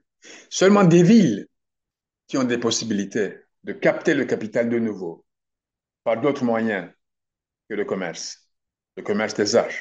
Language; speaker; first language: French; non-native, fluent; Turkish